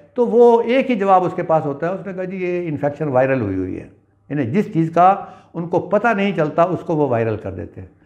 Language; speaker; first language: Urdu; non-native, local second language; Punjabi